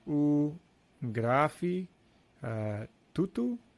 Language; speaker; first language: Greek; non-native, learner; English